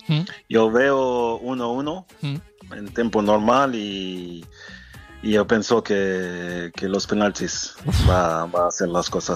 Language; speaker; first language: Spanish; non-native, fluent; French